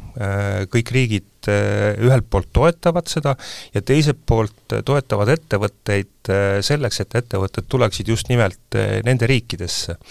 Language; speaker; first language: Estonian; native; Estonian